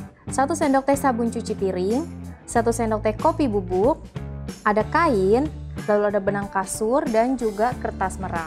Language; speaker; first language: Indonesian; native; Indonesian